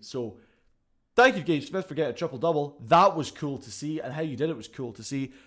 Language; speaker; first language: English; native; English